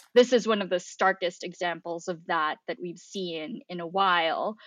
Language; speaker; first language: English; non-native, local second language; Filipino